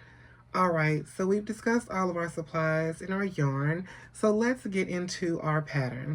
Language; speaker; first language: English; native; English